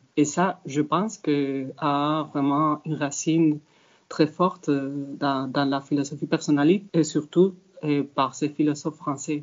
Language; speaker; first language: French; non-native, fluent; Spanish